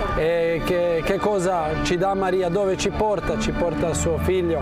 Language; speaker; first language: Italian; non-native, fluent; Croatian